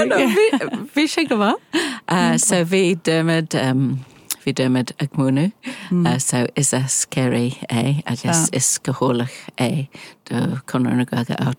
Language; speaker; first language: Irish; non-native, learner; English